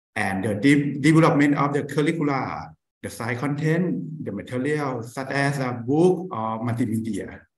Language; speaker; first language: English; non-native, fluent; Thai